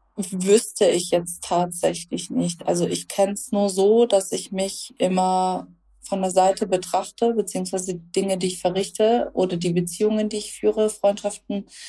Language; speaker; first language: German; early bilingual, other home language; Russian